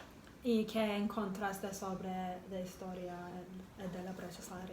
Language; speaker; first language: Spanish; non-native, learner; English